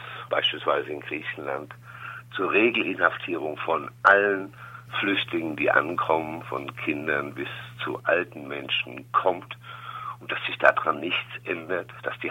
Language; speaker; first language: German; native; German